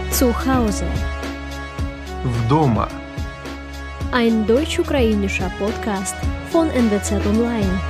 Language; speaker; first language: German; non-native, fluent; Ukrainian